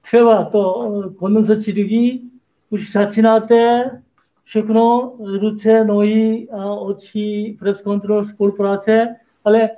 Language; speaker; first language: Czech; non-native, learner; Korean